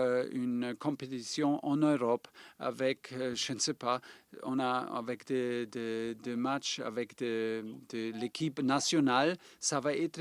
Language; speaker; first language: French; non-native, fluent; German